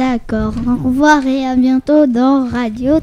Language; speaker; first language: French; native; French